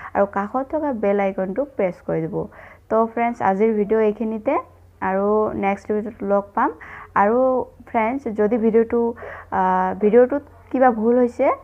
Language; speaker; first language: Assamese; non-native, local second language; Bangla